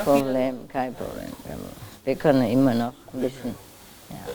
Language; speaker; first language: German; non-native, learner; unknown